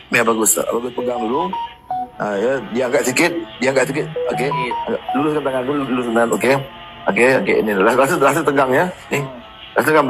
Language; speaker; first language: Malay; native; Malay